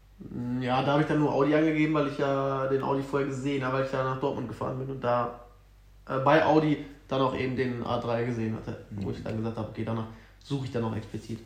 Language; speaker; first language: German; native; German